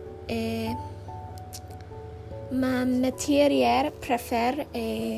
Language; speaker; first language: French; non-native, learner; English